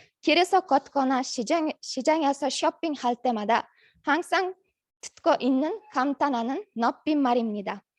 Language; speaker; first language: Korean; non-native, learner; Uzbek